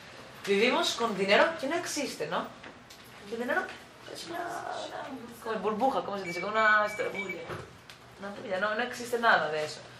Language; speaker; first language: Spanish; non-native, fluent; Greek